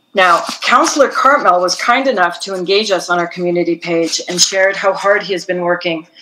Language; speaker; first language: English; native; English